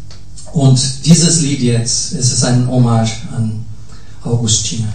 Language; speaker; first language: German; non-native, fluent; Portuguese